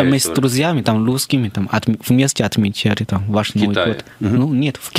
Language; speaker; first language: Russian; non-native, fluent; Chinese